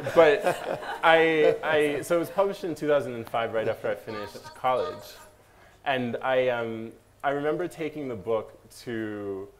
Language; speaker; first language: English; native; English